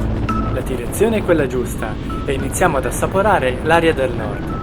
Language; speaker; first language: Italian; native; Italian